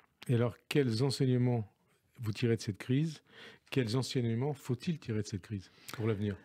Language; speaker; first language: French; native; French